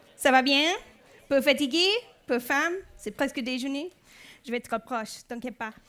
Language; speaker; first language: French; non-native, learner; English